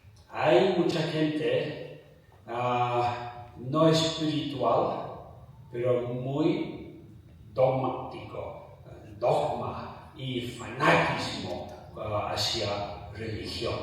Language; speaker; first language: Spanish; non-native, fluent; Tibetan